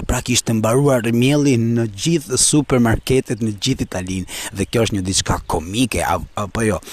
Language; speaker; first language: Albanian; early bilingual, heritage; Albanian